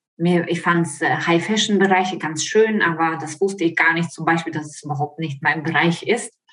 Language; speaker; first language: German; non-native, fluent; Ukrainian